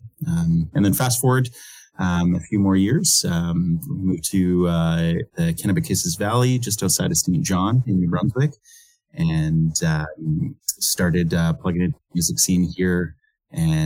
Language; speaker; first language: English; native; English